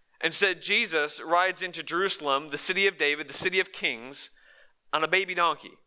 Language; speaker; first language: English; native; English